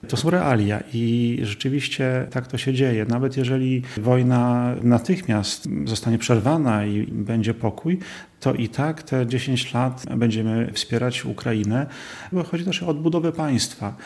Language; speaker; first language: Polish; native; Polish